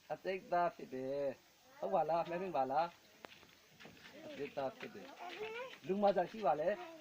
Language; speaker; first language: Burmese; native; Burmese